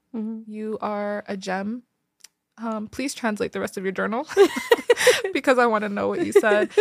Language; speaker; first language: English; early bilingual, other home language; Tigrinya